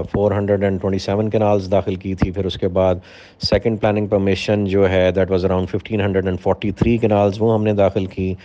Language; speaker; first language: Urdu; native; Urdu